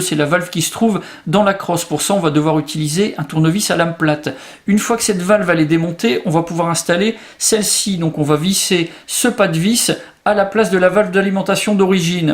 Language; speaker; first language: French; native; French